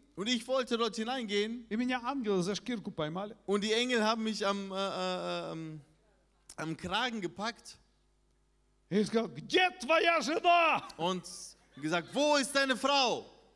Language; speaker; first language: German; non-native, fluent; Russian